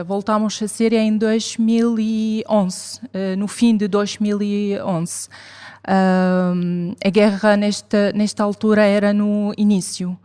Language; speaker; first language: Portuguese; non-native, fluent; Arabic